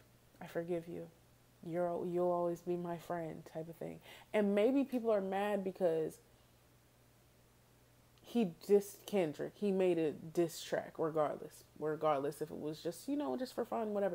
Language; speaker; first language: English; native; English